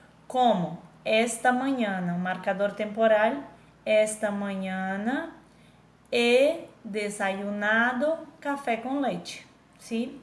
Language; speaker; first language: Spanish; non-native, fluent; Portuguese